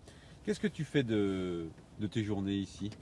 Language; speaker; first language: French; native; French